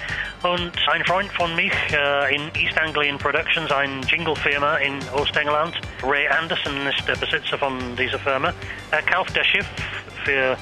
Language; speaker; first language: German; non-native, learner; English